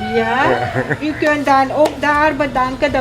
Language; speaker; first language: Dutch; non-native, local second language; Caribbean Hindustani